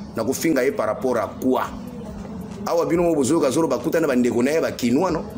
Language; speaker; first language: Lingala; native; Lingala